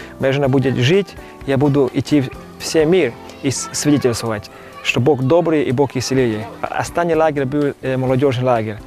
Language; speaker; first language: Russian; non-native, local second language; Romany